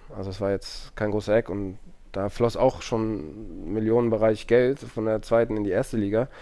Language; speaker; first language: German; native; German